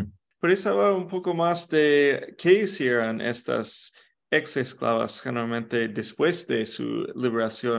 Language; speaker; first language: Spanish; non-native, fluent; English